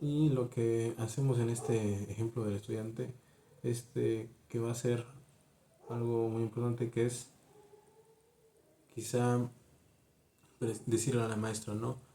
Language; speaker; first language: Spanish; native; Spanish